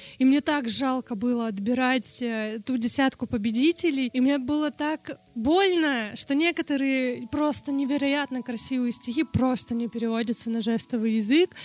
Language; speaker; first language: Russian; non-native, local second language; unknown